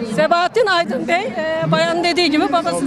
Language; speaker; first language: Turkish; native; Turkish